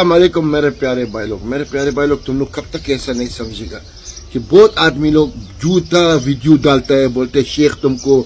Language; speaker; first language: Hindi; non-native, fluent; Arabic